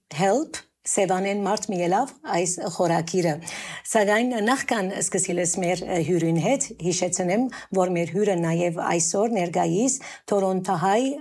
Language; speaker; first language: Armenian; early bilingual, heritage; Armenian